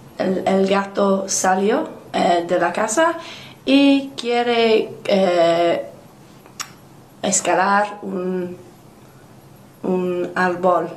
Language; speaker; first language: Spanish; non-native, learner; English